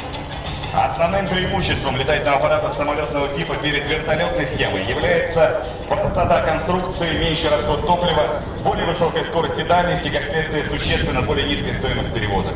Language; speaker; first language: Russian; native; Russian